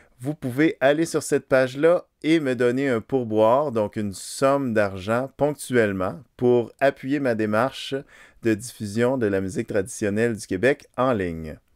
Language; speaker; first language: French; native; French